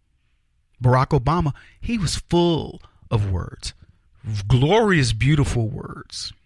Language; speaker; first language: English; native; English